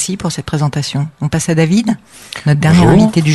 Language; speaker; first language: French; native; French